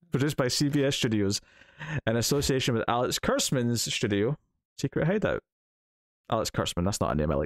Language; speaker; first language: English; native; English